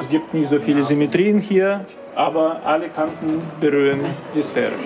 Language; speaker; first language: German; non-native, fluent; Russian